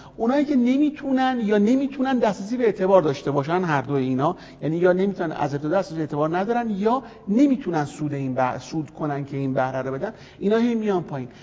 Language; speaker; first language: Persian; native; Persian